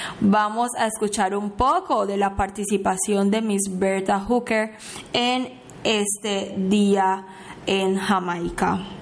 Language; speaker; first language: Spanish; non-native, local second language; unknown